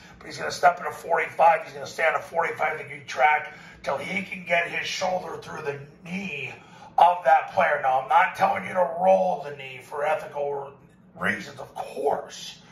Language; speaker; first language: English; native; English